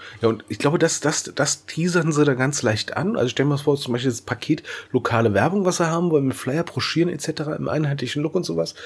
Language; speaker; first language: German; native; German